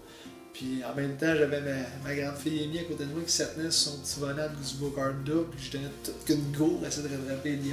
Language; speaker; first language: French; native; French